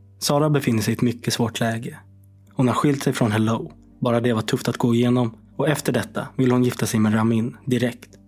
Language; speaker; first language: Swedish; native; Swedish